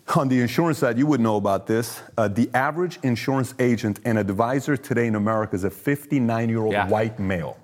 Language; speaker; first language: English; early bilingual, other home language; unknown